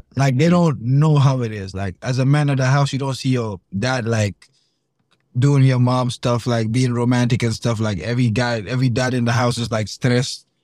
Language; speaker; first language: English; non-native, local second language; Wolof